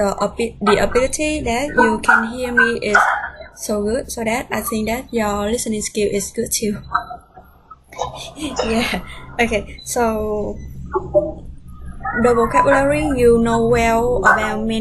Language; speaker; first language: English; non-native, fluent; Vietnamese